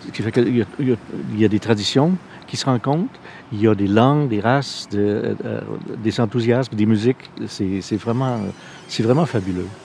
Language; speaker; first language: French; non-native, local second language; English